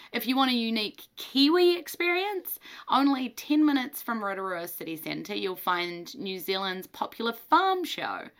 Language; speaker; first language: English; native; English